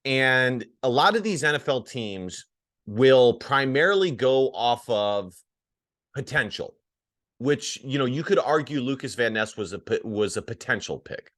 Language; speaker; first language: English; native; English